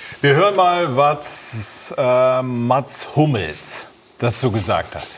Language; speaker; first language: German; native; German